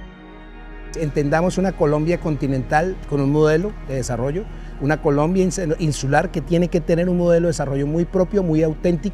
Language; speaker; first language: Spanish; native; Spanish